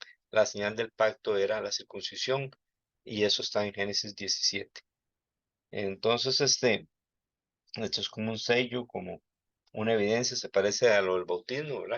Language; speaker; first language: Spanish; native; Spanish